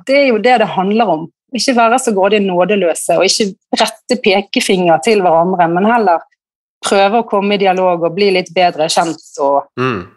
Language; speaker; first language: Norwegian; native; Norwegian